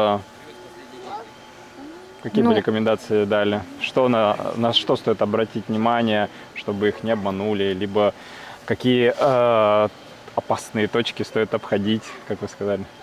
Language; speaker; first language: Russian; native; Russian